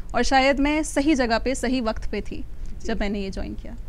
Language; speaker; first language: Hindi; native; Hindi